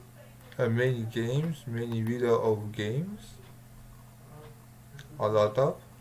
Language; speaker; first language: English; non-native, learner; Russian